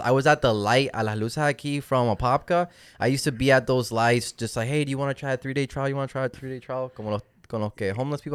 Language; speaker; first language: English; non-native, local second language; Spanish